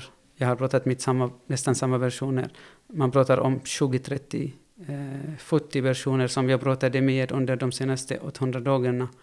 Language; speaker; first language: Swedish; non-native, fluent; Arabic